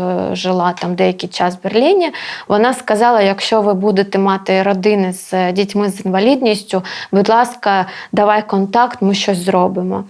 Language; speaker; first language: Ukrainian; non-native, local second language; Russian